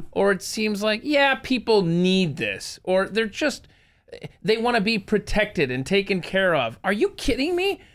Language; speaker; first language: English; native; English